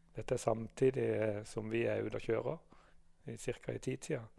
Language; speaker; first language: Norwegian; native; Norwegian